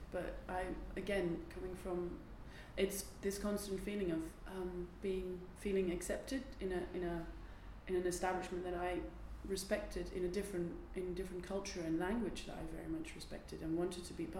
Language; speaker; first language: English; non-native, fluent; Dutch